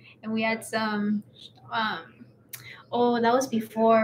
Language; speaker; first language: English; early bilingual, other home language; Spanish